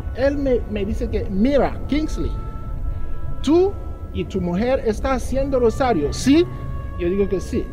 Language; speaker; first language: Spanish; non-native, learner; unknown